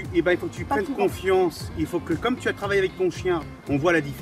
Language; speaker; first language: French; native; French